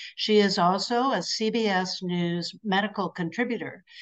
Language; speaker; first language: English; native; English